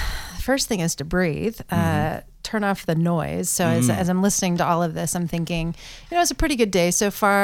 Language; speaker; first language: English; native; English